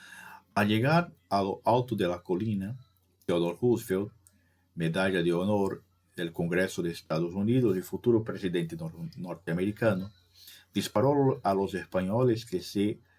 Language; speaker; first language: Spanish; non-native, fluent; Portuguese